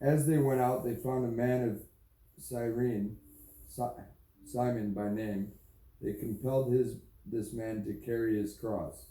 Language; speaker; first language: English; native; English